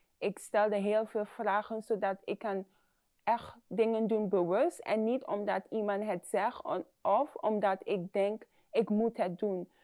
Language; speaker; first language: Dutch; non-native, fluent; English